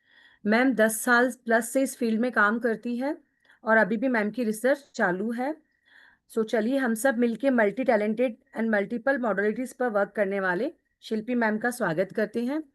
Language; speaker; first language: Hindi; native; Hindi